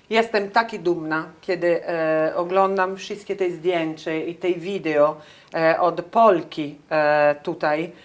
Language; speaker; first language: Polish; non-native, learner; Italian